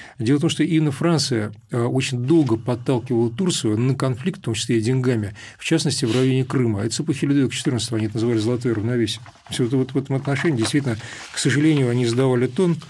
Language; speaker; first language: Russian; native; Russian